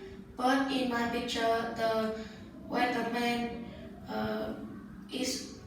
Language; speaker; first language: English; non-native, learner; Vietnamese